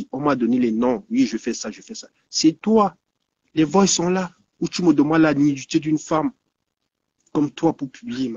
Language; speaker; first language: French; native; French